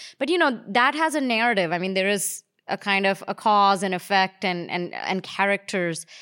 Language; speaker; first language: English; native; English